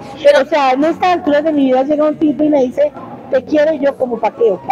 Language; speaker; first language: Spanish; native; Spanish